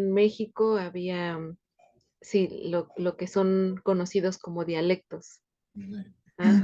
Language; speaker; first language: Spanish; native; Spanish